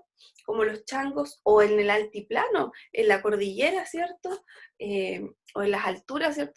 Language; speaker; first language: Spanish; native; Spanish